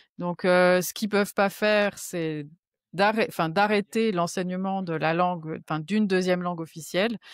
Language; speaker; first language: French; native; French